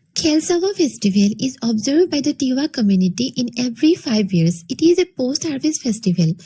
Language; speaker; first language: English; non-native, local second language; Assamese